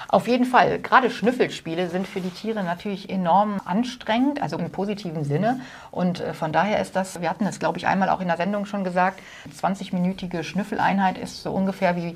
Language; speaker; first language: German; native; German